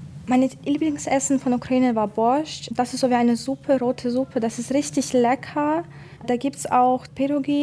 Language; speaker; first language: German; non-native, fluent; Ukrainian